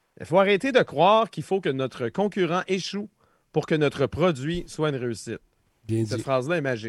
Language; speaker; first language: French; native; French